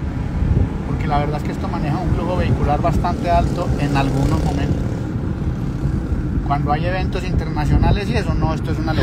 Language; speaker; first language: Spanish; native; Spanish